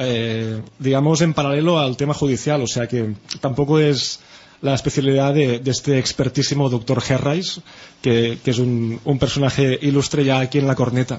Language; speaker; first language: Spanish; non-native, local second language; Catalan